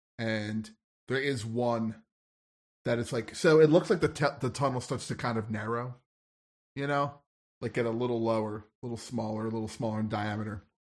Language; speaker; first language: English; native; English